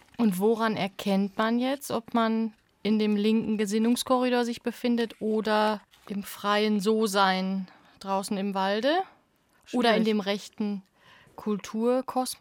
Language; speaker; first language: German; native; German